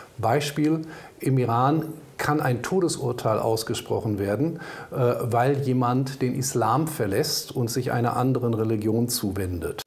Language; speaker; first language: German; native; German